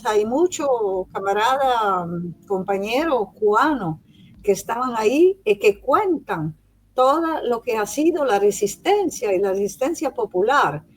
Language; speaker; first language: Spanish; non-native, fluent; Italian